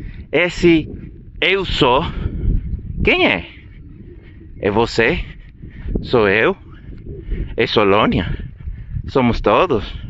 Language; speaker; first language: Portuguese; non-native, fluent; Spanish